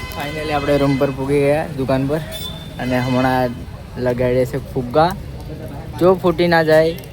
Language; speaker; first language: Gujarati; non-native, local second language; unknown